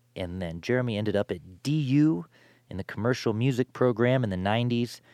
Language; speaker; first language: English; native; English